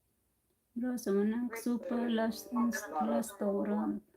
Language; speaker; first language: Romanian; non-native, learner; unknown